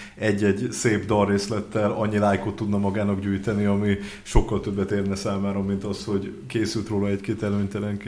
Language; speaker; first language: Hungarian; native; Hungarian